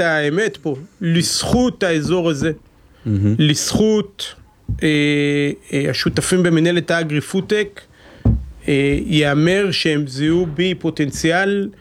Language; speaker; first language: Hebrew; native; Hebrew